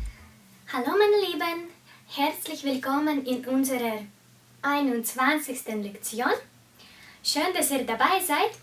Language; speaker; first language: German; non-native, fluent; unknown